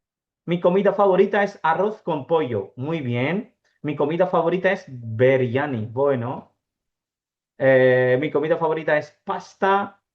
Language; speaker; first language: Spanish; non-native, fluent; Urdu